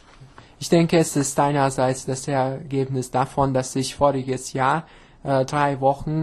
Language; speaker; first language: German; non-native, fluent; Hungarian